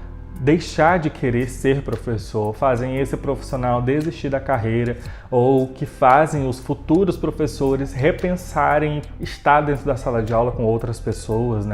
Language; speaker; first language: Portuguese; native; Portuguese